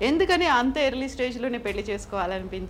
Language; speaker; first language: Telugu; native; Telugu